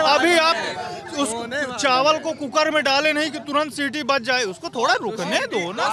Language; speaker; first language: Hindi; native; Hindi